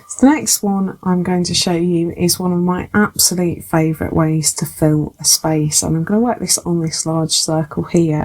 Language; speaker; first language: English; native; English